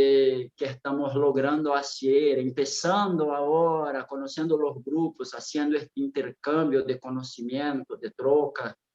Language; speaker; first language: Spanish; non-native, fluent; Portuguese